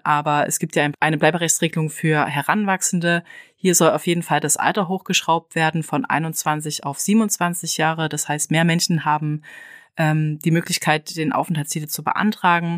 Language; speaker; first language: German; native; German